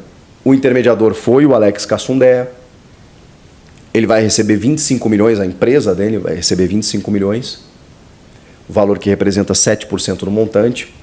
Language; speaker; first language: Portuguese; native; Portuguese